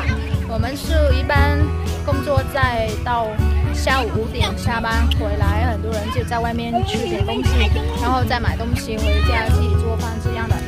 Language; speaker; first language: Chinese; non-native, fluent; Vietnamese